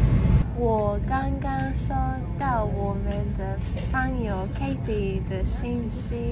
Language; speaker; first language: Chinese; non-native, learner; English